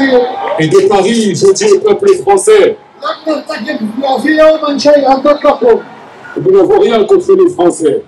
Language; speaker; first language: French; non-native, fluent; Arabic